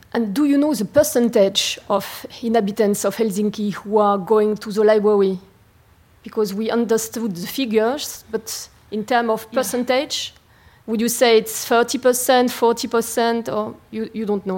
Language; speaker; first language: English; non-native, fluent; French